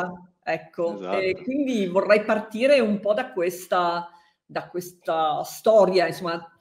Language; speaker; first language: Italian; native; Italian